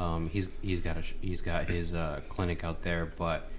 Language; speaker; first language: English; early bilingual, other home language; Spanish